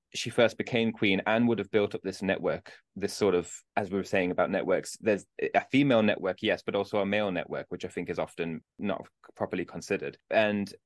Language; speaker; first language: English; native; English